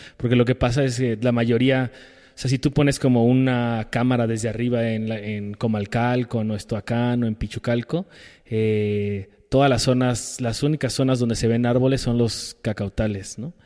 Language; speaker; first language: Spanish; native; Spanish